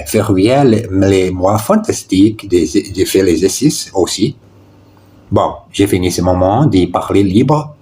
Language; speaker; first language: French; non-native, learner; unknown